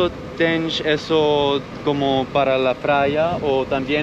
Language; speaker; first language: Spanish; non-native, learner; Swiss German